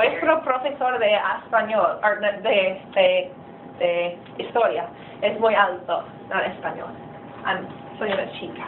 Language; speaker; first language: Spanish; non-native, fluent; English